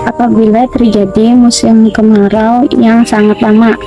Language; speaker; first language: Indonesian; non-native, local second language; Banjar